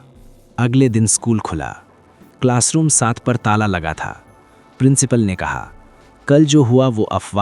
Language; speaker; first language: Hindi; native; Hindi